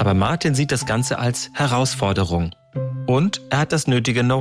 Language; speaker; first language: German; native; German